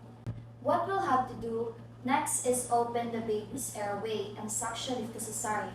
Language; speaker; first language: English; non-native, local second language; Filipino